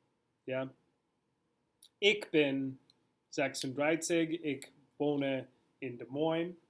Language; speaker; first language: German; non-native, fluent; English